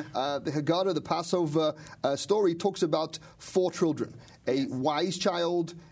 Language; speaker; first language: English; native; English